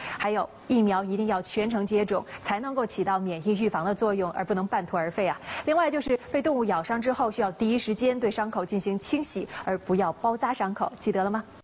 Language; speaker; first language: Chinese; native; Chinese